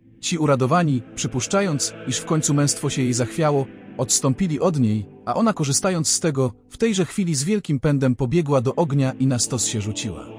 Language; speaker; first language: Polish; native; Polish